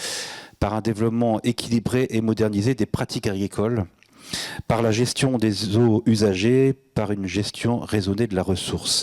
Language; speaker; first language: French; native; French